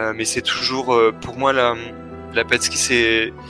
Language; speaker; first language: French; native; French